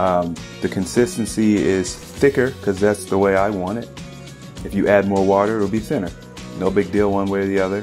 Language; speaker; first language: English; native; English